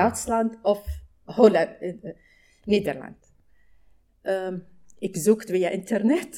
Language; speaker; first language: Dutch; non-native, learner; Arabic